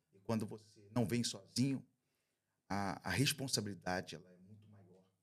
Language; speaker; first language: Portuguese; native; Portuguese